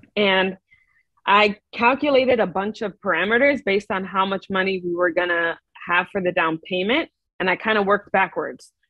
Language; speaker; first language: English; native; English